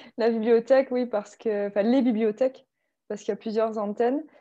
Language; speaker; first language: French; native; French